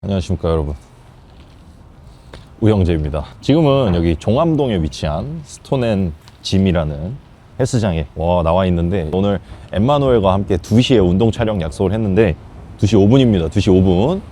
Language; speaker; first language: Korean; native; Korean